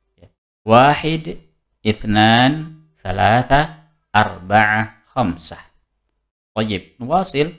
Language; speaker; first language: Arabic; non-native, fluent; Indonesian